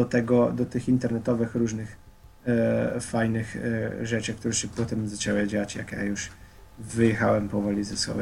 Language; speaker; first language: Polish; non-native, fluent; Slovenian